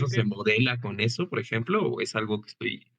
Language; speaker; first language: Spanish; native; Spanish